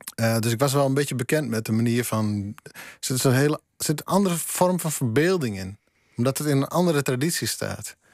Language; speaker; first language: Dutch; non-native, local second language; Western Frisian